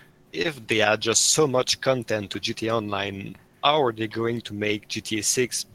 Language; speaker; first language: English; non-native, fluent; French